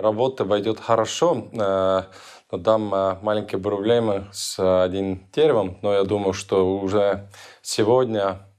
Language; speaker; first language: Russian; non-native, local second language; Estonian